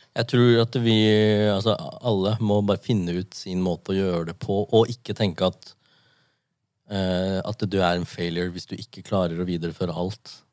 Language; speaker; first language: Norwegian; early bilingual, other home language; Japanese